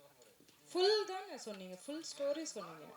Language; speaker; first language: Tamil; non-native, local second language; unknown